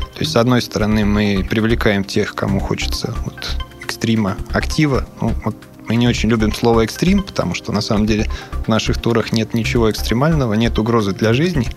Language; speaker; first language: Russian; non-native, fluent; Serbian